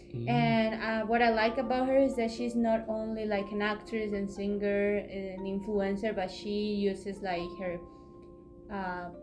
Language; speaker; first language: English; non-native, fluent; Spanish